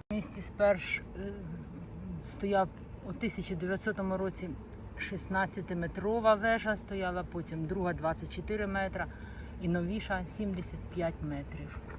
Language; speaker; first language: Ukrainian; native; Ukrainian